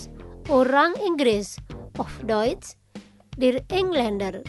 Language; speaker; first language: German; non-native, learner; Indonesian